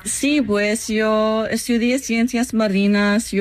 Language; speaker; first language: Spanish; non-native, learner; English